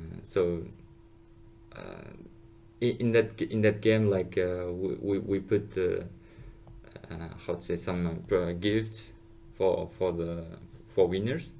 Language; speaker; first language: English; non-native, learner; Uzbek